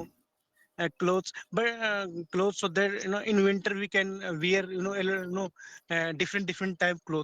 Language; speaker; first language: English; non-native, learner; Hindi